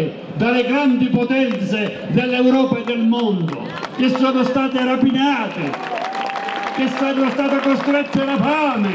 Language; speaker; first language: Italian; native; Italian